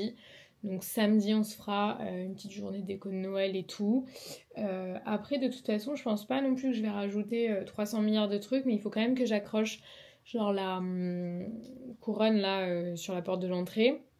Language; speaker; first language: French; native; French